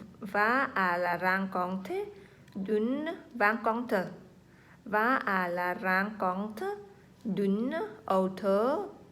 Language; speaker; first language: French; non-native, learner; Vietnamese